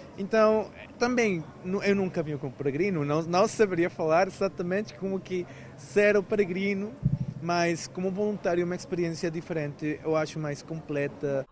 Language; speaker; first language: Portuguese; non-native, fluent; Spanish